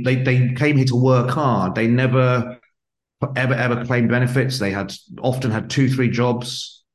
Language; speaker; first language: English; native; English